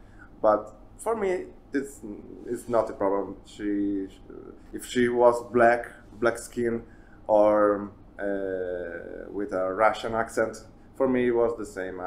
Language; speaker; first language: English; non-native, learner; Italian